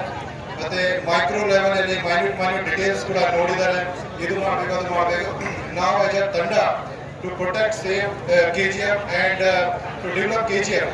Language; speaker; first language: Kannada; non-native, local second language; Tamil